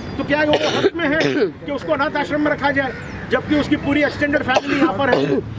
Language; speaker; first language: Hindi; non-native, local second language; Gujarati